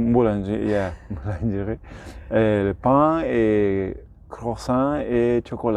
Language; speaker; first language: French; non-native, learner; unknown